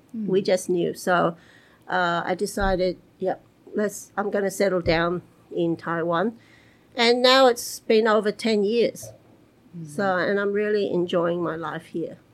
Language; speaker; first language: English; early bilingual, other home language; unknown